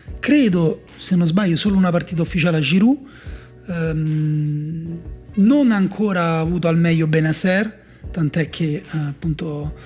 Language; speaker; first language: Italian; native; Italian